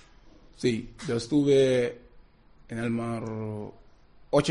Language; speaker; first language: Spanish; non-native, learner; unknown